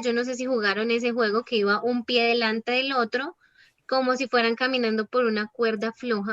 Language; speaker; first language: Spanish; native; Spanish